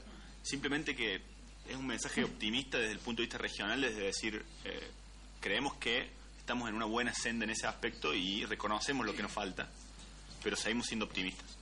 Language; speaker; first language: Spanish; native; Spanish